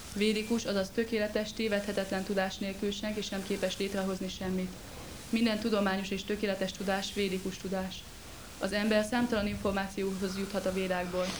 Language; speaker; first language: Hungarian; native; Hungarian